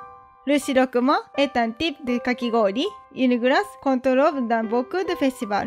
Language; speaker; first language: French; non-native, fluent; Japanese